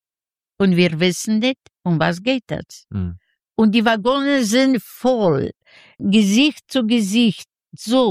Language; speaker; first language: German; non-native, fluent; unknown